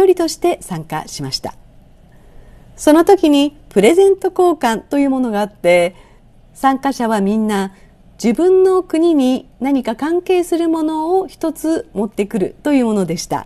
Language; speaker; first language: Japanese; native; Japanese